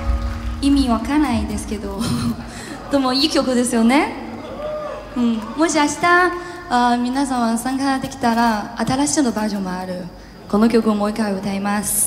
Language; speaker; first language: Japanese; non-native, learner; Chinese